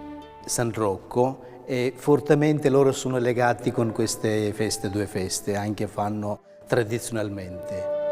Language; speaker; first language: Italian; non-native, fluent; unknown